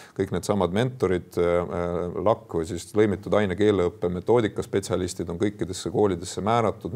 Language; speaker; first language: Estonian; non-native, local second language; Russian